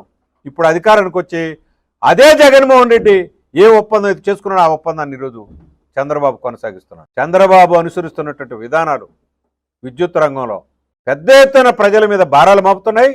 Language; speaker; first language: Telugu; native; Telugu